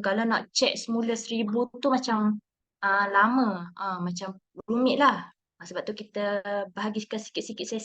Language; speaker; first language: Malay; native; Malay